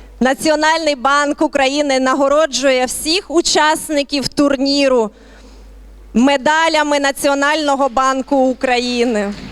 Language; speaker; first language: Ukrainian; native; Ukrainian